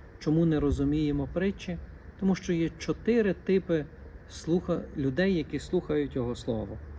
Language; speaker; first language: Ukrainian; native; Ukrainian